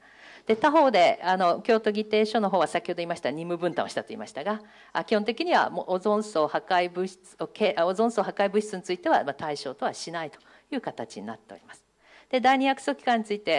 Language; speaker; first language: Japanese; native; Japanese